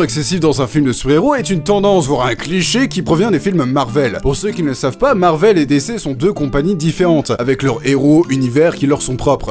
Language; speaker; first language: French; native; French